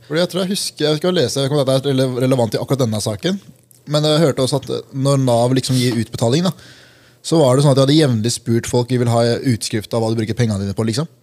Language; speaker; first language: Norwegian; early bilingual, other home language; Punjabi